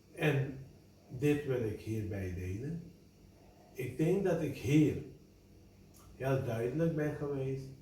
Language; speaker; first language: Dutch; non-native, local second language; Caribbean Hindustani